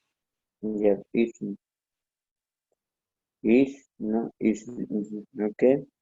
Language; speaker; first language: English; non-native, learner; Spanish